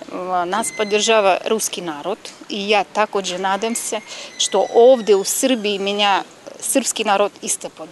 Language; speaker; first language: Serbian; non-native, learner; Russian